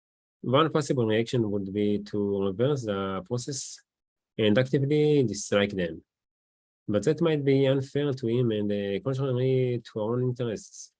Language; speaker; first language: English; non-native, learner; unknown